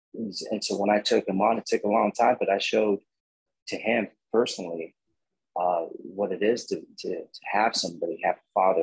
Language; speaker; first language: English; native; English